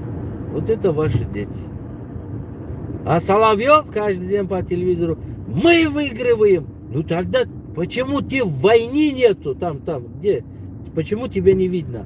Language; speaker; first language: Russian; non-native, local second language; Tajik